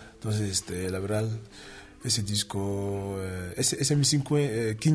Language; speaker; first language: Spanish; non-native, learner; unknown